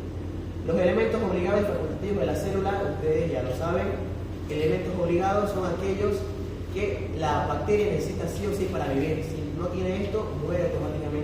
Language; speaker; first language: Spanish; native; Spanish